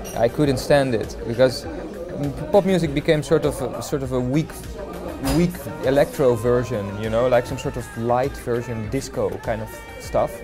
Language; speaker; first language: English; non-native, fluent; Dutch